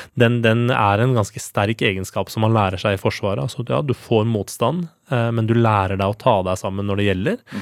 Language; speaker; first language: Norwegian; early bilingual, other home language; Persian